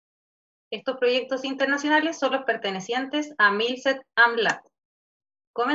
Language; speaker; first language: Spanish; native; Spanish